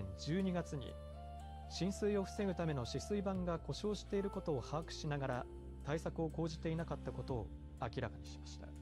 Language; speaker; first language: Japanese; native; Japanese